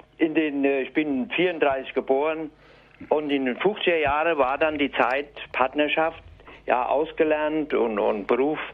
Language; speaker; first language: German; native; German